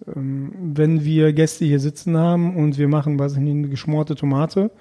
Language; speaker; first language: German; early bilingual, other home language; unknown